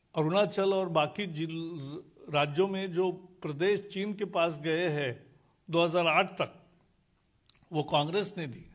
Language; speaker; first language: Hindi; non-native, local second language; Marathi